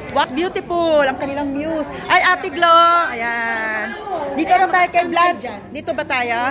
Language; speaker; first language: Filipino; non-native, local second language; Iloko